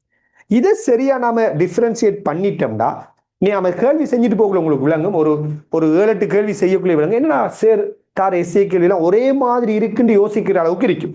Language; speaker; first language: Tamil; native; Tamil